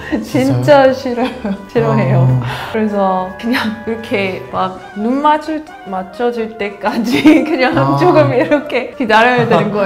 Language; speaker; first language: Korean; non-native, fluent; English